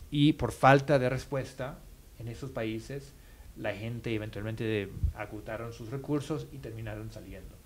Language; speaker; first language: Spanish; non-native, fluent; English